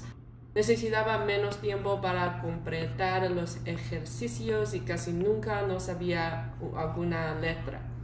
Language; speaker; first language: Spanish; non-native, learner; Chinese